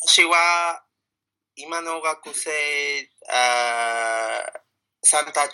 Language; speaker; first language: Japanese; non-native, fluent; Spanish